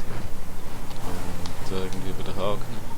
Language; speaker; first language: German; native; German